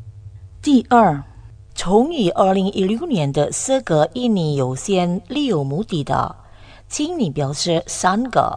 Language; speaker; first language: Chinese; non-native, learner; Indonesian